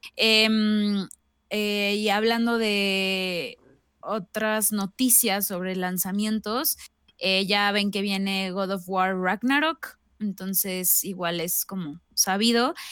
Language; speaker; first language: Spanish; native; Spanish